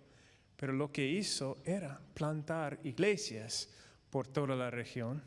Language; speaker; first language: Spanish; non-native, fluent; English